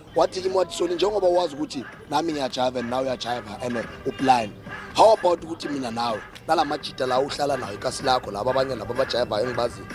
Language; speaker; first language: Zulu; non-native, local second language; Northern Sotho